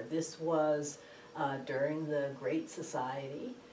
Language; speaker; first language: English; native; English